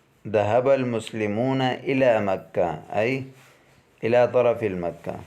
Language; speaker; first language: Arabic; non-native, fluent; Urdu